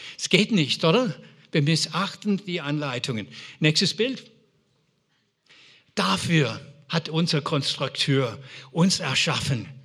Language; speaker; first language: German; non-native, fluent; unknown